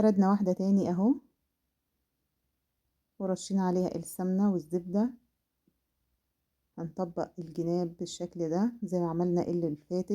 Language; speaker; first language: Arabic; native; Arabic